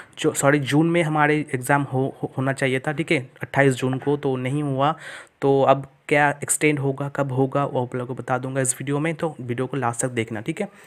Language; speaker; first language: Hindi; non-native, local second language; Bangla